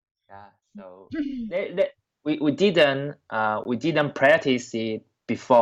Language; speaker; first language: English; non-native, learner; Chinese